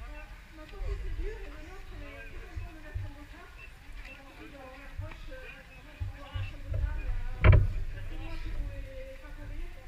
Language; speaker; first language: French; non-native, learner; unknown